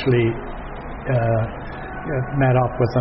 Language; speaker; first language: English; native; English